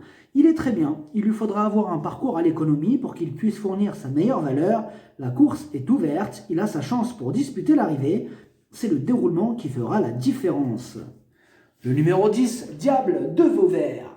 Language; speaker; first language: French; native; French